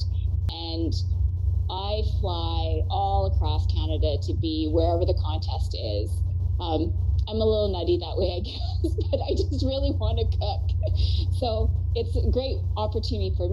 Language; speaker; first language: English; native; English